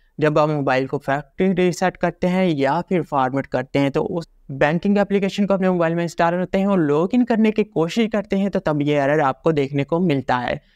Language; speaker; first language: Urdu; non-native, local second language; Punjabi